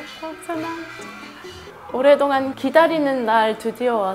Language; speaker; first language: Korean; non-native, fluent; French